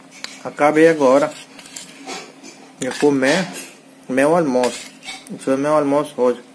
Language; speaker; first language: Portuguese; non-native, learner; Hindi